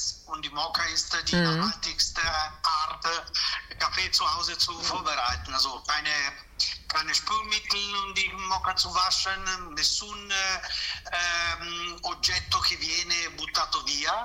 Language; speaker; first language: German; non-native, fluent; Italian